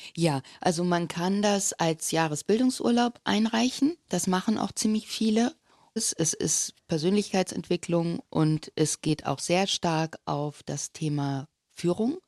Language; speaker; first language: German; native; German